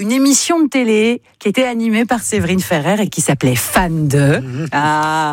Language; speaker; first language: French; native; French